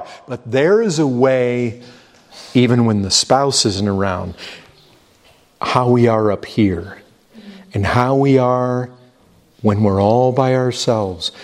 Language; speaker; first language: English; native; English